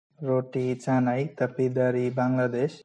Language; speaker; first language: Indonesian; non-native, fluent; Bangla